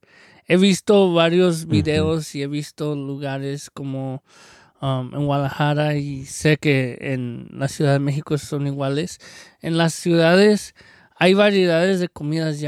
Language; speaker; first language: Spanish; early bilingual, heritage; Spanish